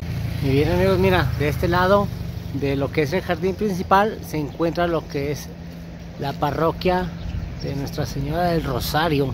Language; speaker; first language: Spanish; native; Spanish